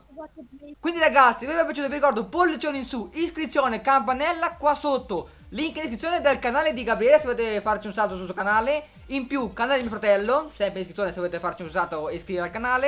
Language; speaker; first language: Italian; native; Italian